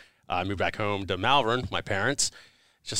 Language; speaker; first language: English; native; English